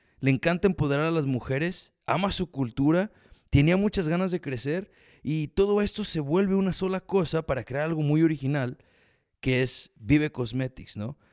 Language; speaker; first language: Spanish; native; Spanish